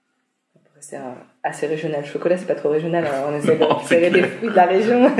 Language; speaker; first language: French; native; French